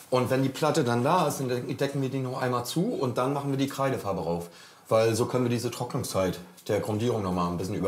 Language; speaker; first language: German; native; German